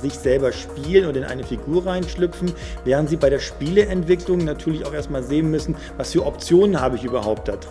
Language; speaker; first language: German; native; German